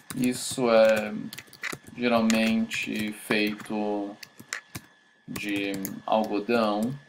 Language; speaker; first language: Portuguese; native; Portuguese